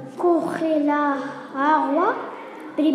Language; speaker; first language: Spanish; non-native, learner; Arabic